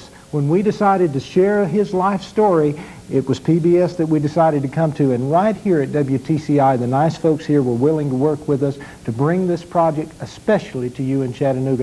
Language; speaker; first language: English; native; English